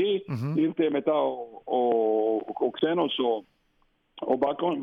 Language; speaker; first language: Greek; non-native, fluent; Slovenian